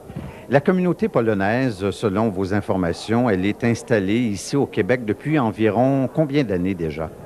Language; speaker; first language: French; native; French